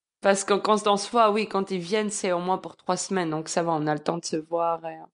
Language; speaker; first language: French; early bilingual, other home language; Georgian